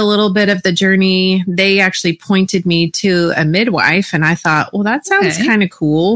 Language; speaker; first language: English; native; English